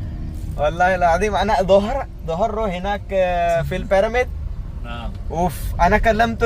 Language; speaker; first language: Arabic; non-native, learner; Hindi